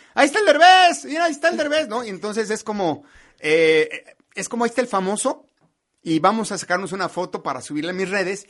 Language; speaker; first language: Spanish; native; Spanish